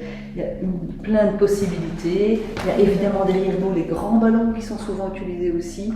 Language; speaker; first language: French; native; French